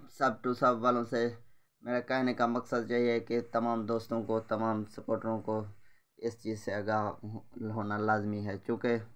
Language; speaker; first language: Urdu; non-native, local second language; Saraiki